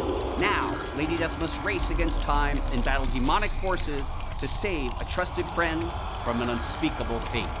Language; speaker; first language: English; native; English